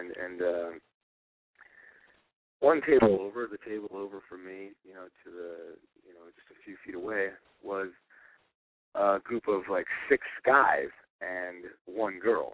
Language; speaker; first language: English; native; English